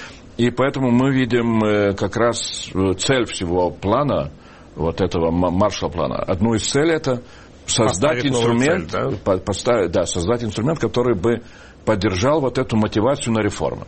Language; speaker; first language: Russian; non-native, local second language; Lithuanian